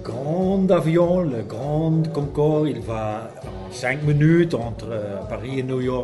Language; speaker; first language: French; non-native, learner; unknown